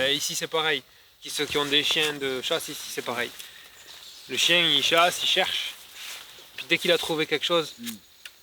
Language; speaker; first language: French; native; French